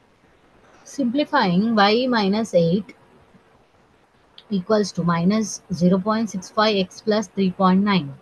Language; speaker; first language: English; non-native, local second language; Telugu